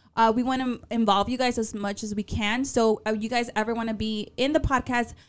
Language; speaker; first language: English; early bilingual, other home language; Spanish